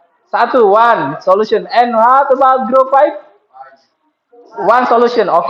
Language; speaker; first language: English; non-native, fluent; Indonesian